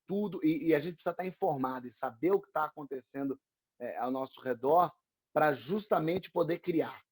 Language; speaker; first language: Portuguese; native; Portuguese